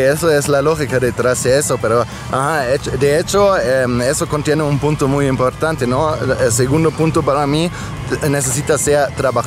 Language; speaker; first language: Spanish; non-native, fluent; German